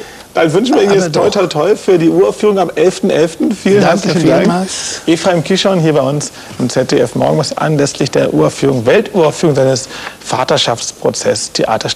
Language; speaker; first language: German; native; German